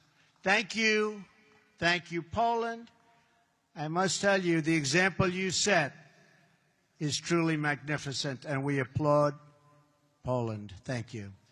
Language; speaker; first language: English; native; English